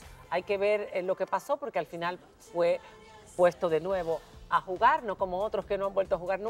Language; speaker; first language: Spanish; native; Spanish